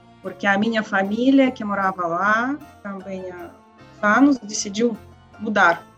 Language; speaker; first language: Portuguese; non-native, learner; Russian